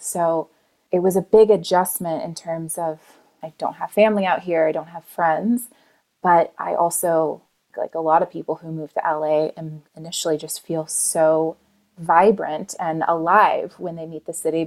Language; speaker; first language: English; native; English